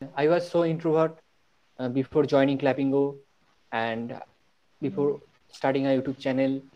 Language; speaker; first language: English; non-native, local second language; Bangla